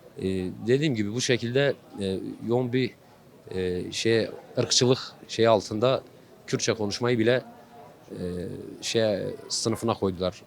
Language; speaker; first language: Turkish; non-native, local second language; Kurdish